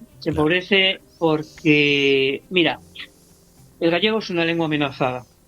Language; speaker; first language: Spanish; native; Spanish